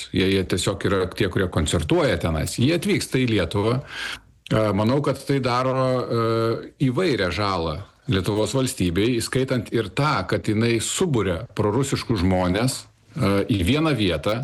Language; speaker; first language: Lithuanian; native; Lithuanian